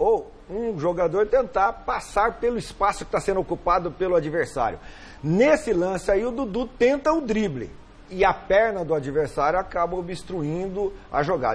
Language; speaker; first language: Portuguese; native; Portuguese